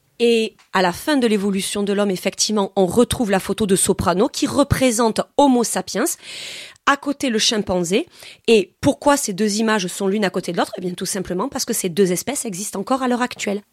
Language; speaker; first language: French; native; French